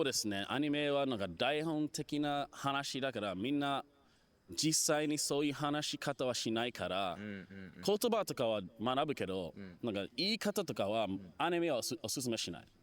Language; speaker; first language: Japanese; non-native, fluent; English